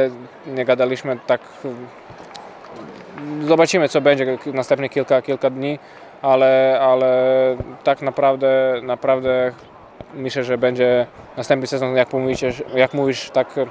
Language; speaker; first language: Polish; non-native, learner; Croatian